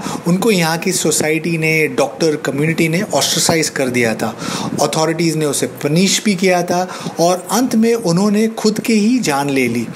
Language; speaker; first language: Hindi; native; Hindi